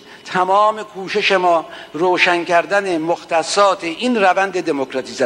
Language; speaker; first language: Persian; native; Persian